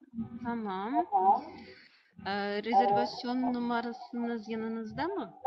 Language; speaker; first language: Turkish; non-native, learner; Russian